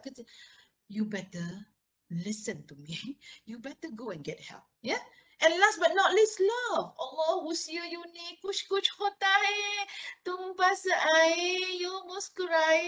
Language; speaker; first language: English; non-native, local second language; Malay